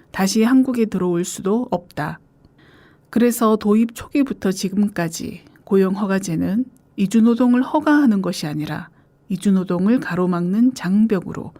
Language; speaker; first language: Korean; native; Korean